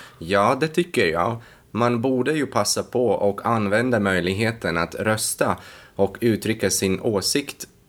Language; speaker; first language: Swedish; non-native, fluent; Latvian